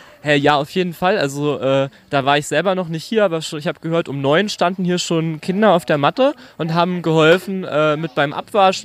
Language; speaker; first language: German; native; German